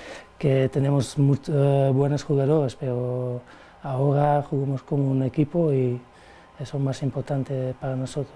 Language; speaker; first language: Spanish; non-native, learner; Dutch